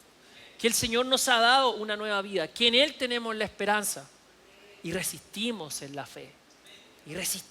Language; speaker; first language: Spanish; native; Spanish